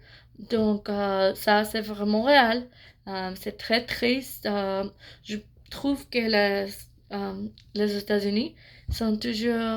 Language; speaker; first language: French; non-native, fluent; English